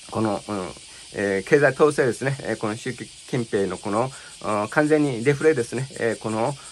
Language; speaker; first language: Japanese; non-native, fluent; Chinese